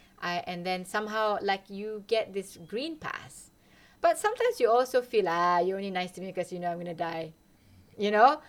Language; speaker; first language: English; non-native, local second language; Malay